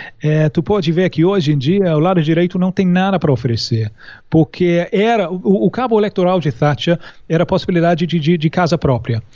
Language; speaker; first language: Portuguese; non-native, fluent; English